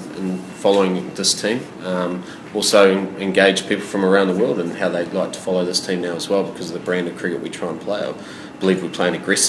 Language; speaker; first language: English; native; English